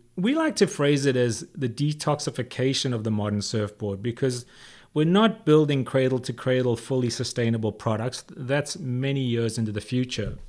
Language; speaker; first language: English; native; English